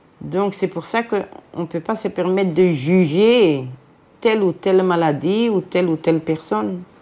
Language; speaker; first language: French; native; French